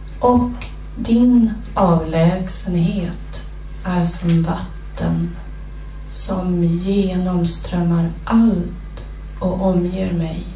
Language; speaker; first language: Swedish; native; Swedish